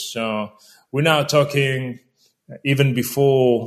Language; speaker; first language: English; non-native, fluent; Greek